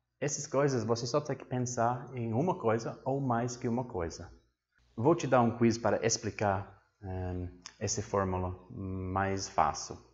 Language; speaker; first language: Portuguese; non-native, fluent; English